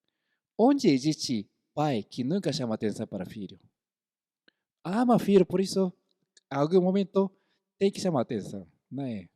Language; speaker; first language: Portuguese; non-native, fluent; Korean